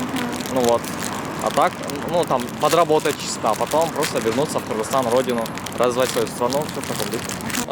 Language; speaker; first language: Russian; native; Russian